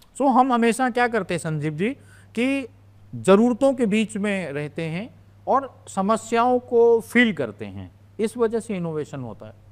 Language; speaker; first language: Hindi; native; Hindi